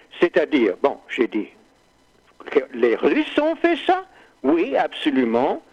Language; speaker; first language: French; non-native, learner; English